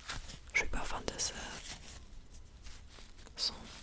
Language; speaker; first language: French; non-native, fluent; English